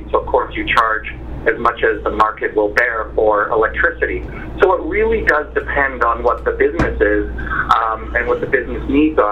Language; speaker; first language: English; native; English